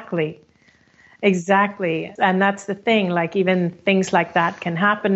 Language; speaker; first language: English; native; English